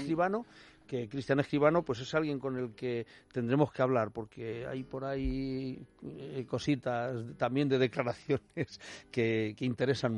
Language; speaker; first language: Spanish; native; Spanish